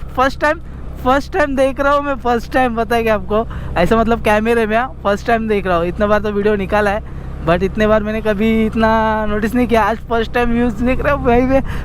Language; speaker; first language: Hindi; non-native, local second language; Marathi